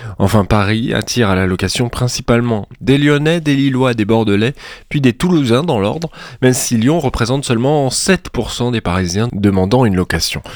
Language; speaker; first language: French; native; French